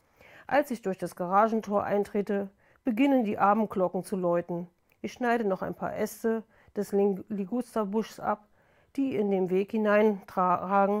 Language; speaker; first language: German; native; German